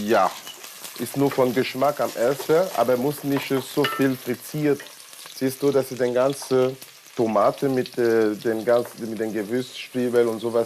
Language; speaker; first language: German; non-native, learner; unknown